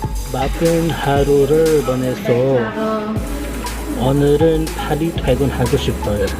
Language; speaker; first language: Korean; non-native, learner; Cebuano